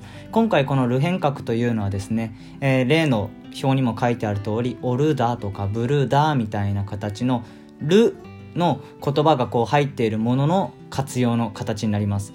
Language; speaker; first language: Japanese; native; Japanese